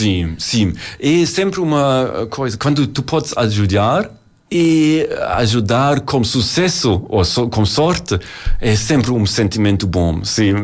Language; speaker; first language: Portuguese; non-native, learner; German